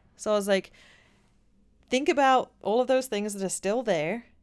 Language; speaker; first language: English; native; English